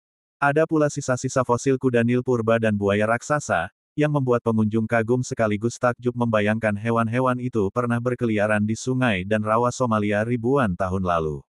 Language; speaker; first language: Indonesian; native; Indonesian